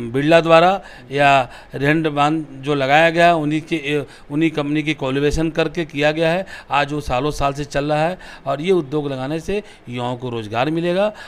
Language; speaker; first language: Hindi; native; Hindi